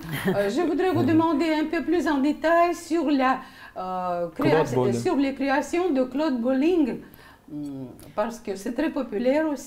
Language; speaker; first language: French; non-native, fluent; Russian